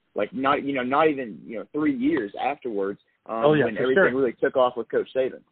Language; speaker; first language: English; native; English